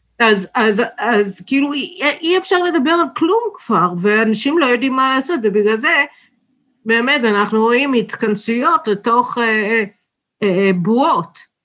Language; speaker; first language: Hebrew; non-native, fluent; English